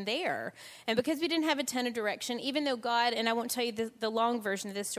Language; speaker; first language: English; native; English